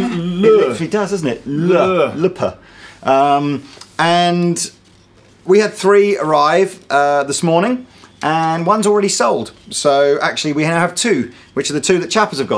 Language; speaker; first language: English; native; English